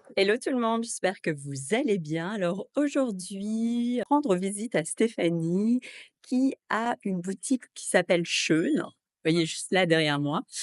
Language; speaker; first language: French; native; French